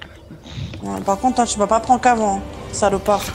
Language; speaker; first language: French; native; French